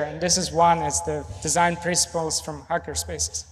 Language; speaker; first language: English; non-native, fluent; Romanian